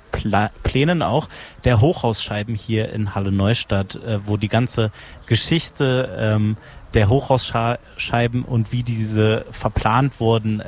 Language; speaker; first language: German; native; German